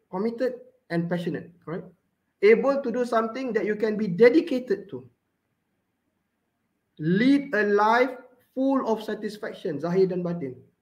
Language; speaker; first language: English; non-native, local second language; Malay